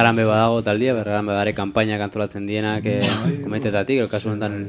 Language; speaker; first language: Basque; native; Basque